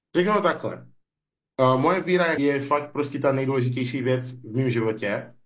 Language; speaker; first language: Czech; non-native, fluent; English